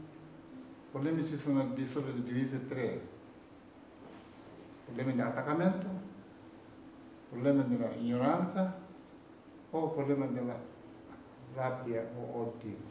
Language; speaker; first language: Italian; non-native, learner; Tibetan